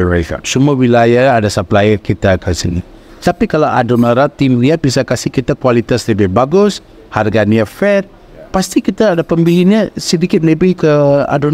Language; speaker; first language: Indonesian; non-native, fluent; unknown